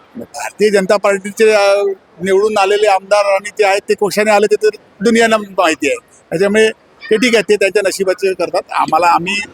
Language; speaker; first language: Marathi; native; Marathi